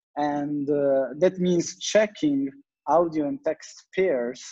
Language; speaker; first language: English; non-native, fluent; Italian